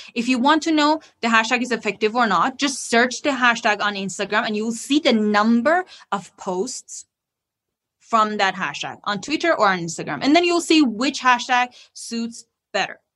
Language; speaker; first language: English; non-native, fluent; Persian